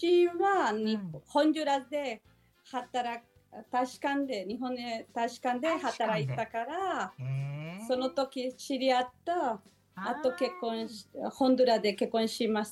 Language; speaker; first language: Japanese; non-native, learner; Spanish